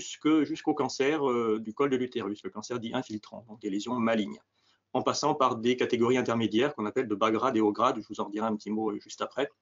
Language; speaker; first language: French; native; French